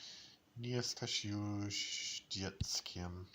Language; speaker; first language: Polish; non-native, learner; English